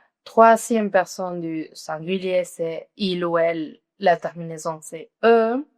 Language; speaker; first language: French; non-native, fluent; Spanish